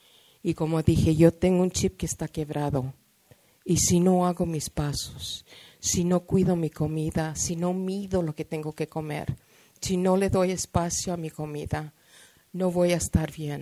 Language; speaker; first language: Spanish; early bilingual, heritage; Spanish